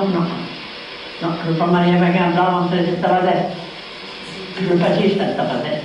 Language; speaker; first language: French; native; French